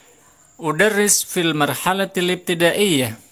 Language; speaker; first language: Arabic; non-native, fluent; Indonesian